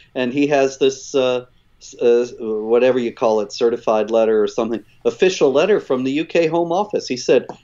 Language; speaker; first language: English; native; English